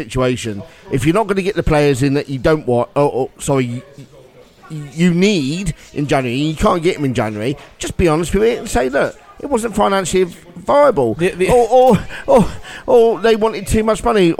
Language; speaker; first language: English; native; English